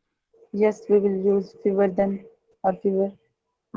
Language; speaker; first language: English; non-native, learner; Urdu